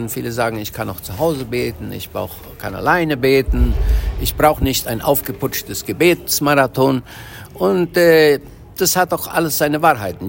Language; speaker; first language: German; early bilingual, heritage; Low German